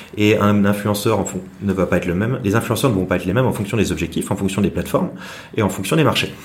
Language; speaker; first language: French; native; French